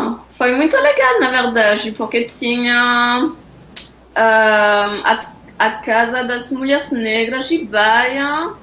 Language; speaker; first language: Portuguese; non-native, fluent; French